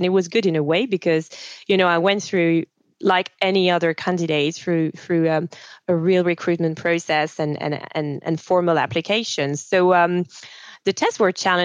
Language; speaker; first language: English; non-native, fluent; French